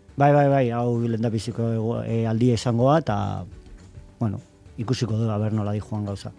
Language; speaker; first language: Basque; native; Basque